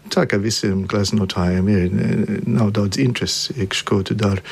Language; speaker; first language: Latvian; early bilingual, heritage; Latvian